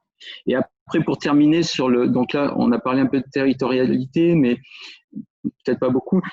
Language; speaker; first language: French; native; French